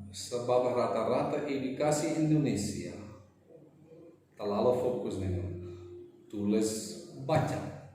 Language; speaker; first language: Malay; non-native, fluent; English